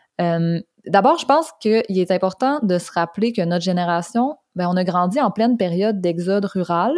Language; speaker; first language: French; native; French